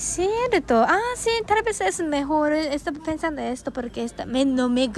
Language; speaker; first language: Spanish; non-native, learner; Japanese